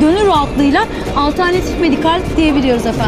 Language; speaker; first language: Turkish; native; Turkish